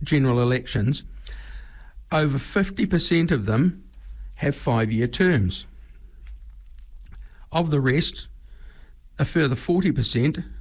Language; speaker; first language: English; native; English